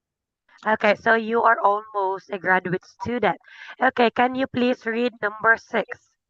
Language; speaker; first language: English; non-native, fluent; Filipino